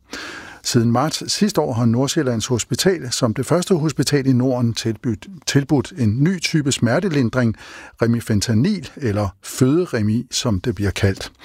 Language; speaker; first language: Danish; native; Danish